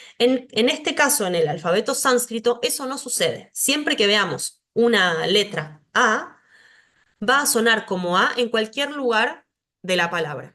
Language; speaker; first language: Spanish; native; Spanish